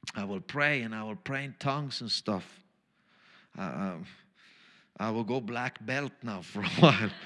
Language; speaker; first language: English; non-native, fluent; German